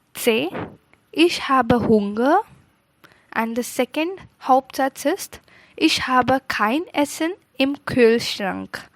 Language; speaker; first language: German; non-native, fluent; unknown